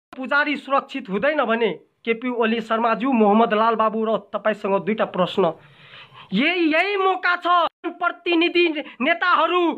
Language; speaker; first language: Nepali; non-native, local second language; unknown